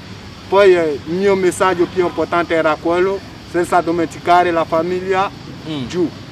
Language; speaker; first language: Italian; non-native, fluent; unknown